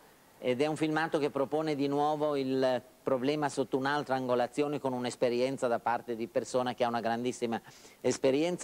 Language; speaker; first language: Italian; native; Italian